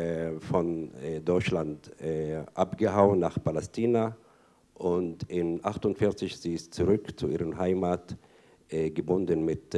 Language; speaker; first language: German; non-native, fluent; Arabic